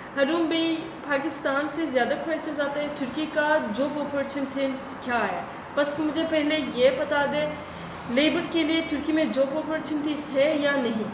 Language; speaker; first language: Hindi; non-native, learner; Turkish